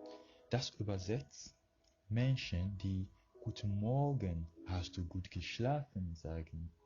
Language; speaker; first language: German; non-native, fluent; Yoruba